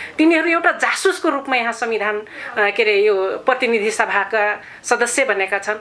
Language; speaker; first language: Nepali; non-native, local second language; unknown